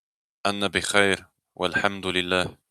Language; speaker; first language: Arabic; non-native, learner; Serbian